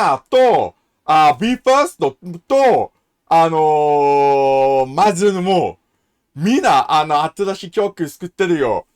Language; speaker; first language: Japanese; non-native, learner; English